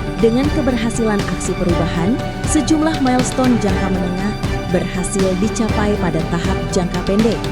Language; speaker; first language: Indonesian; native; Indonesian